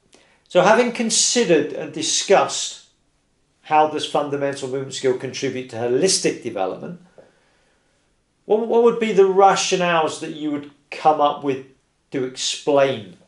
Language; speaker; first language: English; native; English